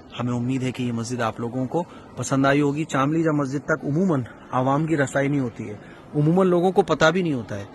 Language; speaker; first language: Urdu; native; Urdu